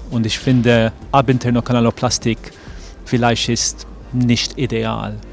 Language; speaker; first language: German; non-native, fluent; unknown